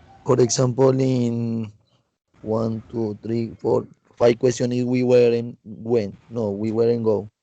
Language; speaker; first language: English; non-native, learner; Spanish